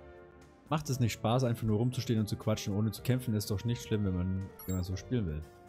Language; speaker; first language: German; native; German